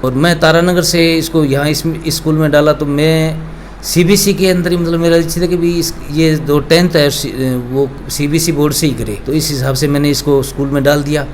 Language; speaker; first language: Hindi; native; Hindi